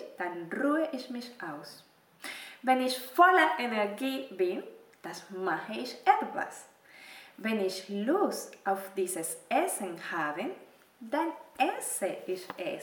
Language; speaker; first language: German; non-native, fluent; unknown